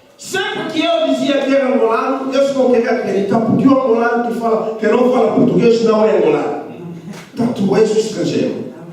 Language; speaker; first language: Portuguese; non-native, fluent; Lingala